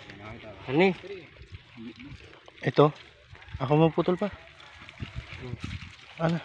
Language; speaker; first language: Filipino; non-native, local second language; Cebuano